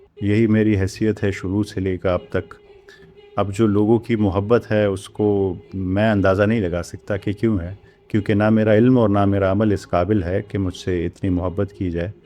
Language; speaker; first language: Urdu; non-native, local second language; Pashto